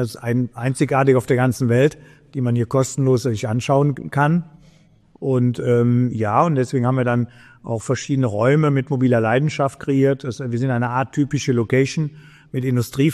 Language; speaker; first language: German; native; German